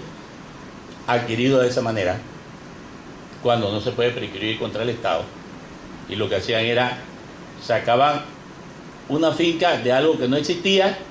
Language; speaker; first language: Spanish; native; Spanish